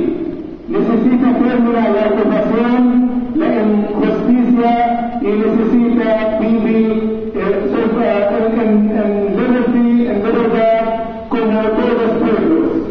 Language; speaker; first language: Spanish; non-native, learner; Arabic